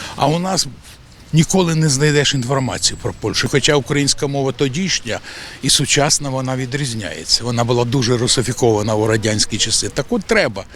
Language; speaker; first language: Ukrainian; non-native, local second language; Russian